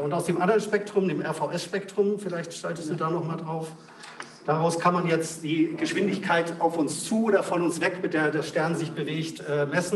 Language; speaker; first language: German; native; German